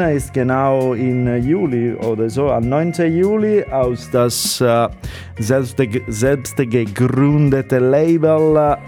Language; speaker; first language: German; non-native, learner; Italian